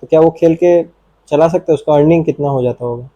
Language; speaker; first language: Hindi; non-native, local second language; Bangla